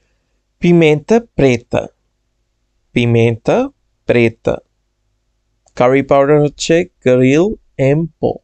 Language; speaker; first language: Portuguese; non-native, fluent; Bangla